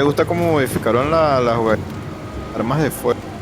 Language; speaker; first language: Spanish; native; Spanish